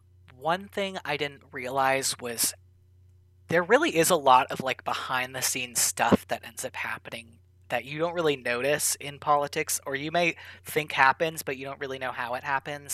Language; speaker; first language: English; native; English